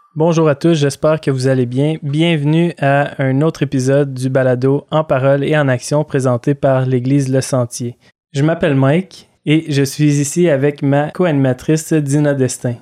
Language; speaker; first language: French; native; French